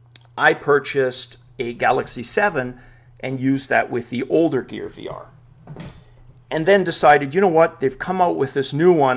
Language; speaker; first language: English; native; English